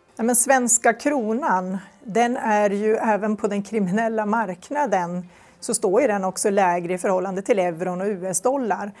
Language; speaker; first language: Swedish; native; Swedish